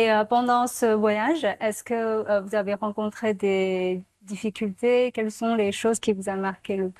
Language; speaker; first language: French; non-native, fluent; Chinese